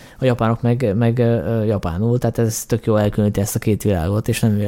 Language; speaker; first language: Hungarian; native; Hungarian